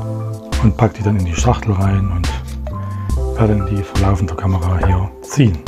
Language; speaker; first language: German; native; German